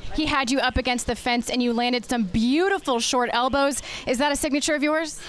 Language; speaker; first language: English; native; English